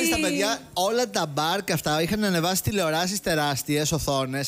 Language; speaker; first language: Greek; native; Greek